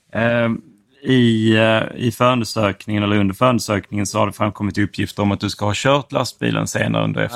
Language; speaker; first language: Swedish; native; Swedish